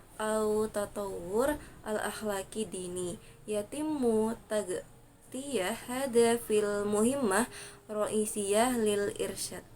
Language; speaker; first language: Arabic; non-native, learner; Indonesian